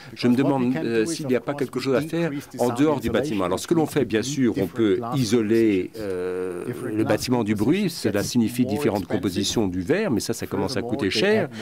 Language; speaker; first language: French; non-native, fluent; German